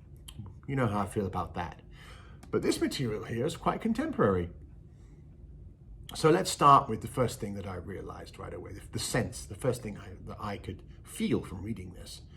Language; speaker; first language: English; native; English